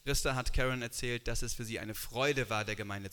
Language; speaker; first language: German; native; German